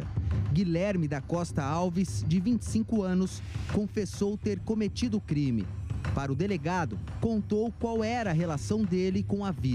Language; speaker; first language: Portuguese; native; Portuguese